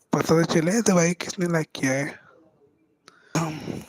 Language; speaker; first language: Hindi; non-native, local second language; Marathi